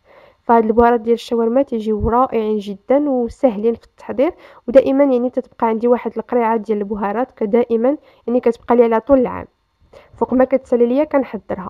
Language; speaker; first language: Arabic; native; Arabic